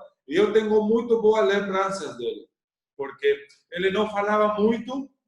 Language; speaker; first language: Portuguese; non-native, learner; Spanish